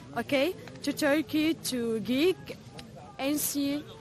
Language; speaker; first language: English; non-native, fluent; Arabic